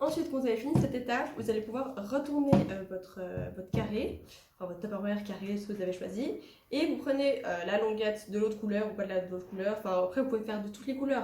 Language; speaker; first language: French; native; French